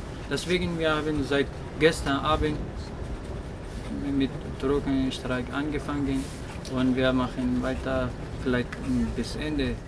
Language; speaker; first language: German; non-native, learner; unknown